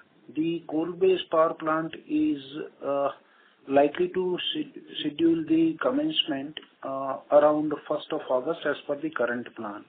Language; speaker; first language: English; non-native, local second language; Gujarati